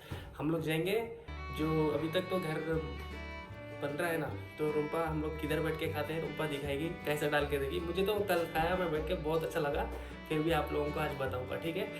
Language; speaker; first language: Hindi; non-native, local second language; Bangla